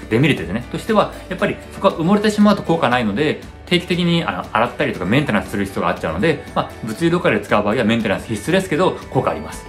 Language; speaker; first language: Japanese; early bilingual, heritage; Japanese